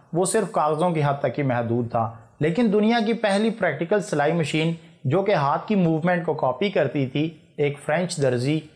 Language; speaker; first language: Urdu; native; Urdu